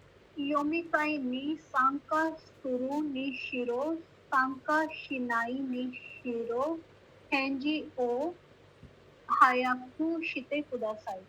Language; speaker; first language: Japanese; non-native, learner; Hindi